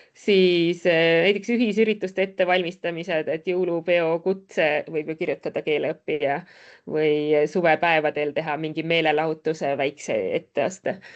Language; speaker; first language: Estonian; native; Estonian